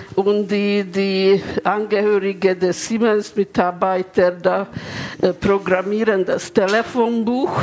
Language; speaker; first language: German; non-native, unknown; Hungarian